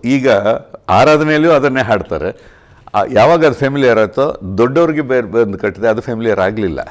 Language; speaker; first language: Kannada; early bilingual, heritage; Kannada